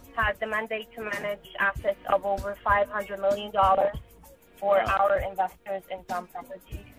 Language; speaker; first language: English; non-native, fluent; Portuguese